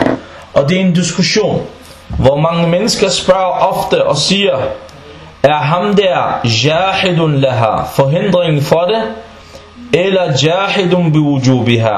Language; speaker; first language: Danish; non-native, fluent; Arabic